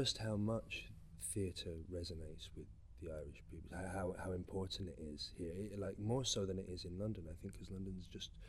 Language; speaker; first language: English; native; English